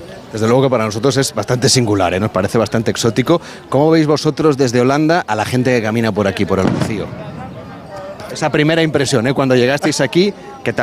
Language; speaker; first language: Spanish; native; Spanish